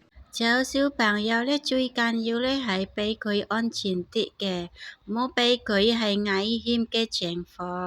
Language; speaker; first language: Cantonese; non-native, learner; Indonesian